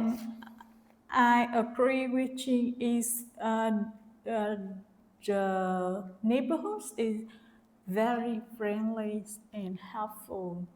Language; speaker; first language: English; non-native, learner; Vietnamese